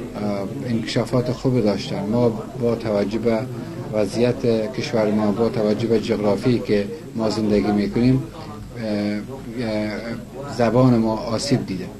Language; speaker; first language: Persian; non-native, local second language; Uzbek